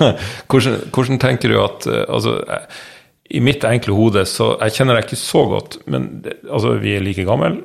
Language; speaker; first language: Norwegian; native; Norwegian